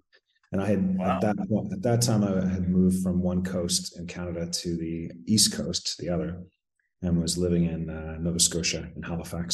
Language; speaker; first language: English; native; English